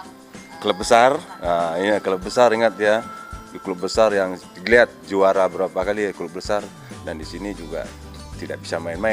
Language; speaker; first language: Indonesian; non-native, local second language; Minangkabau